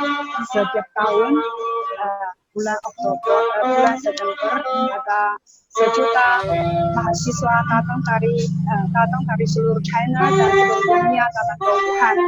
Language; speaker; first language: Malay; non-native, learner; Chinese